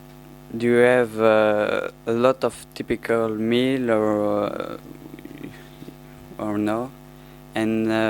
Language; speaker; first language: English; non-native, learner; French